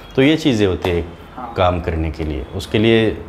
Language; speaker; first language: Hindi; non-native, local second language; Marathi